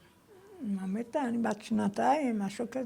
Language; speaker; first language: Hebrew; non-native, fluent; Persian